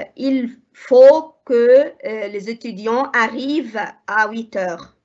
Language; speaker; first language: French; non-native, fluent; Arabic